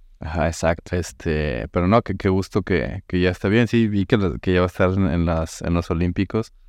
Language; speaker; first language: Spanish; native; Spanish